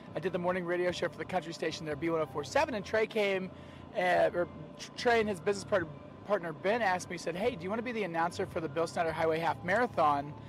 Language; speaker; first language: English; native; English